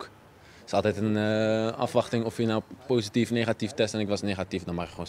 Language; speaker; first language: Dutch; native; Dutch